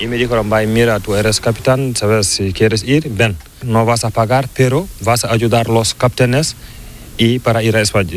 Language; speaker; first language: Spanish; non-native, learner; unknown